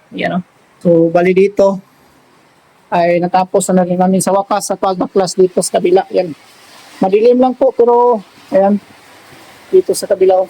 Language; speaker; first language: Filipino; non-native, local second language; Cebuano